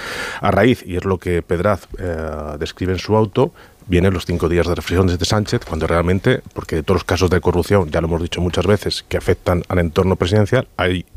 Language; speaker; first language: Spanish; native; Spanish